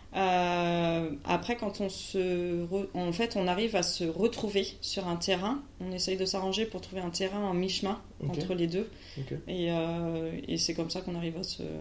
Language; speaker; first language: French; native; French